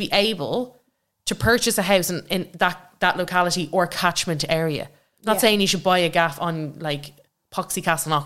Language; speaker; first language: English; native; English